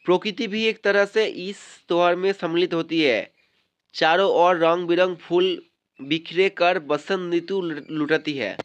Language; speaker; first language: Hindi; non-native, local second language; Bangla